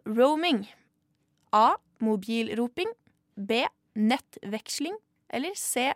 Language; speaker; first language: Norwegian; native; Norwegian